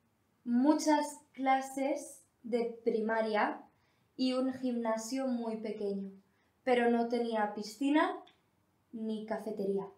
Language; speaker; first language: Spanish; non-native, learner; English